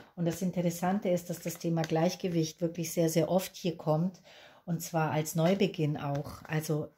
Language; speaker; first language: German; non-native, fluent; Spanish